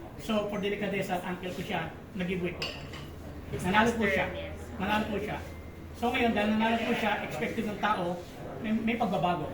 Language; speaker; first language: Filipino; native; Filipino